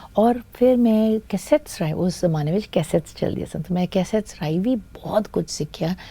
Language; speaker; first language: Punjabi; early bilingual, heritage; Punjabi